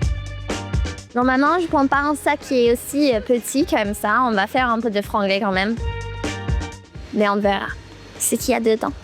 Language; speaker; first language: French; early bilingual, heritage; French